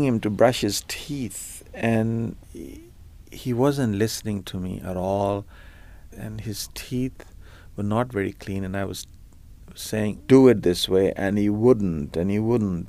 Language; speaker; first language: English; non-native, local second language; Punjabi